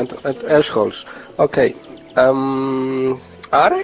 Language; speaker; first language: English; non-native, learner; Polish